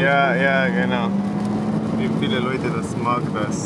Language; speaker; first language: German; non-native, learner; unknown